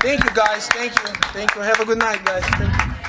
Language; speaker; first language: English; non-native, learner; Portuguese